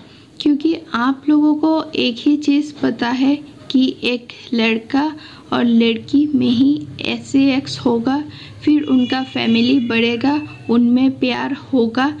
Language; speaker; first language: Hindi; non-native, local second language; Assamese